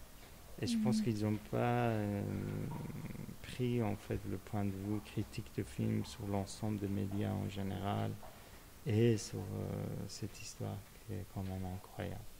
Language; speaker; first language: French; non-native, fluent; Persian